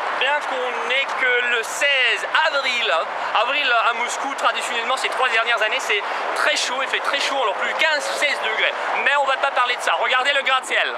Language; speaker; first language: French; non-native, fluent; Russian